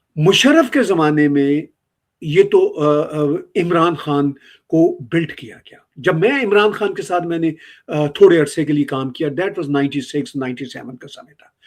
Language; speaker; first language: Urdu; native; Urdu